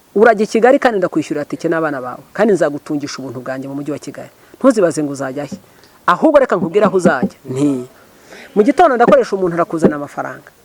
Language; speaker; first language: Kinyarwanda; early bilingual, heritage; Kinyarwanda